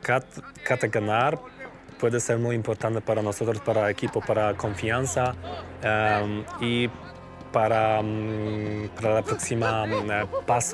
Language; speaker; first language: Spanish; non-native, learner; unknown